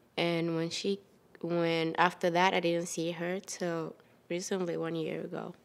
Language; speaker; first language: English; non-native, fluent; Wolof